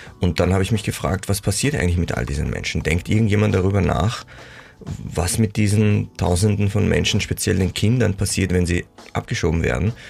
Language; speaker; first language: German; early bilingual, other home language; Persian